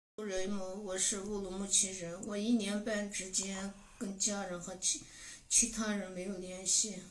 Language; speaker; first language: Chinese; non-native, local second language; Uyghur